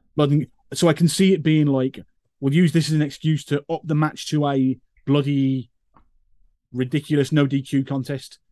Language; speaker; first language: English; native; English